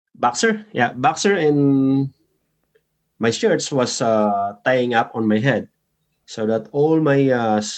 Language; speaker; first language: English; non-native, local second language; Filipino